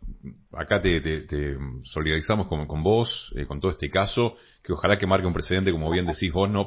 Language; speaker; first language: Spanish; native; Spanish